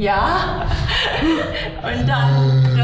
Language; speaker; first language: German; non-native, learner; English